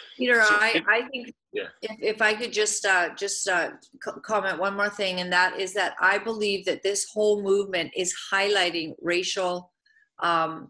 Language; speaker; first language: English; native; English